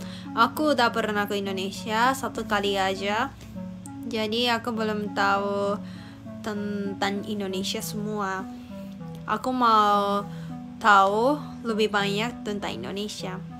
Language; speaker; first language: Indonesian; non-native, learner; Japanese